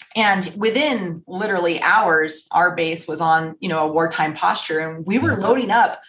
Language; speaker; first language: English; native; English